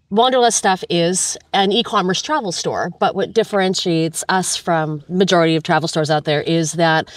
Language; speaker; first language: English; native; English